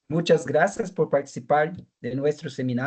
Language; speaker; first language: Spanish; non-native, fluent; Portuguese